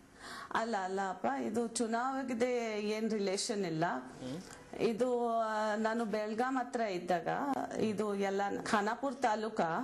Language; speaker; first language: Kannada; non-native, learner; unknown